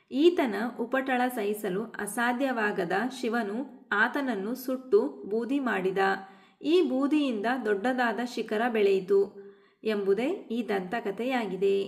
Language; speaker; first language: Kannada; native; Kannada